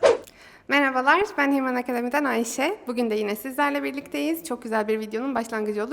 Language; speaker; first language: Turkish; native; Turkish